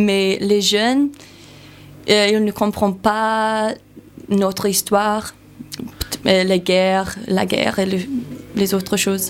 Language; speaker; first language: French; non-native, learner; English